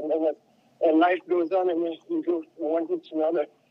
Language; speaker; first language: English; non-native, fluent; French